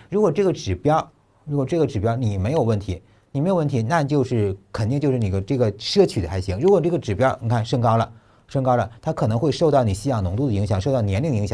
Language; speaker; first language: Chinese; native; Chinese